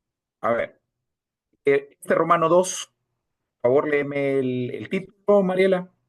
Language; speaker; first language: Spanish; native; Spanish